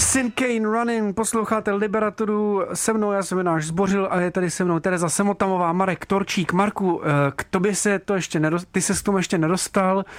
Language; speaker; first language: Czech; native; Czech